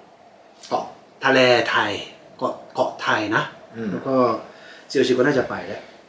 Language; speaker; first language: Thai; non-native, fluent; Japanese